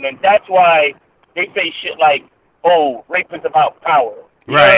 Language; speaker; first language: English; native; English